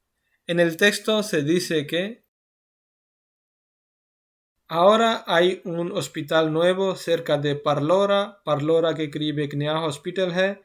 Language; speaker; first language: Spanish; non-native, fluent; Urdu